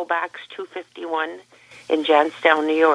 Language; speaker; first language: English; native; English